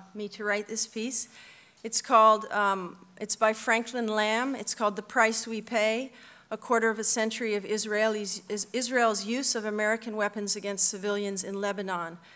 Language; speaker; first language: English; native; English